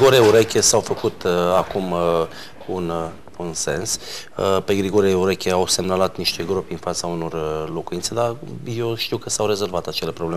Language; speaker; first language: Romanian; native; Romanian